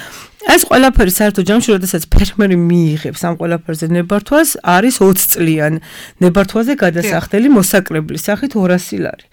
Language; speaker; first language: Georgian; native; Georgian